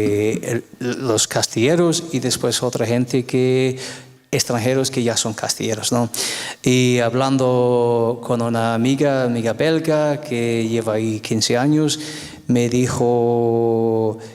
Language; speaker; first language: Spanish; non-native, fluent; English